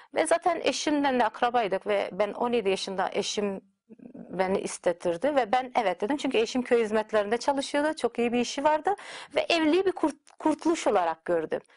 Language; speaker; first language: Turkish; native; Turkish